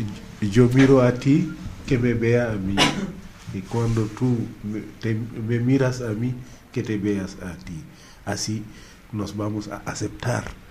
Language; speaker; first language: Spanish; non-native, fluent; Wolof